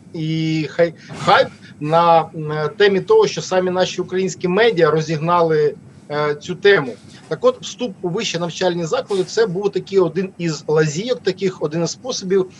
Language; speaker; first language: Ukrainian; native; Ukrainian